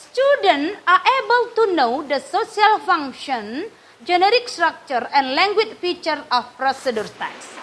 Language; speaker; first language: English; non-native, learner; Indonesian